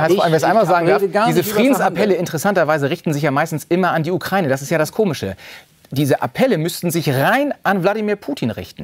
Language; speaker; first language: German; native; German